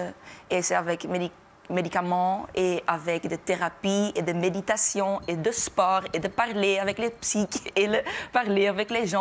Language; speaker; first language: French; non-native, local second language; Dutch